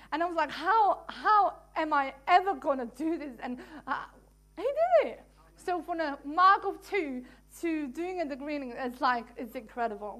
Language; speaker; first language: English; non-native, fluent; Dutch